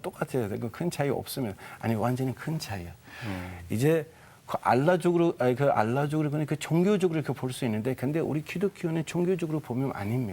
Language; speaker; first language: Korean; non-native, fluent; Persian